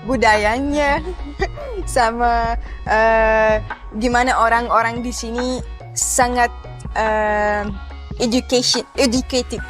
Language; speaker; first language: Indonesian; non-native, fluent; Arabic